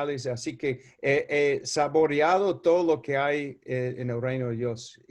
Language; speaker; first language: Spanish; non-native, fluent; English